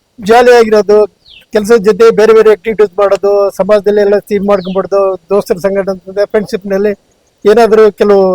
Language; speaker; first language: Kannada; native; Kannada